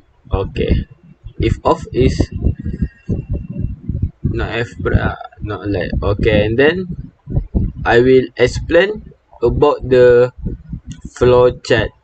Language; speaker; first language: English; non-native, local second language; Malay